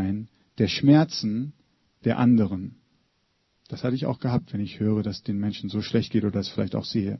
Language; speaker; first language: German; native; German